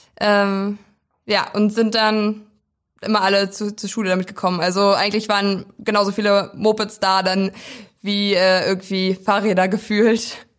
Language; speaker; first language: German; native; German